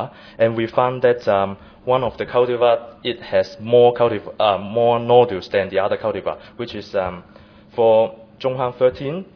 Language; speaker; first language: English; non-native, fluent; Chinese